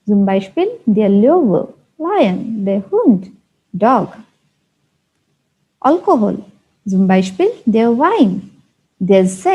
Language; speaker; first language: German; non-native, fluent; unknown